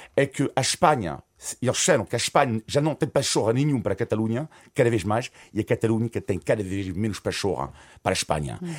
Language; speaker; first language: Portuguese; non-native, fluent; French